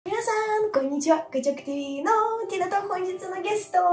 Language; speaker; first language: Japanese; non-native, fluent; Russian